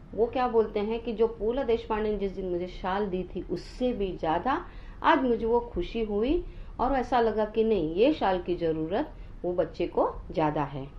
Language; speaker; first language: Hindi; non-native, local second language; Marathi